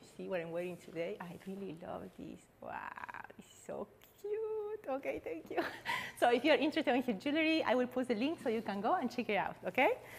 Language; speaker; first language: English; non-native, fluent; Spanish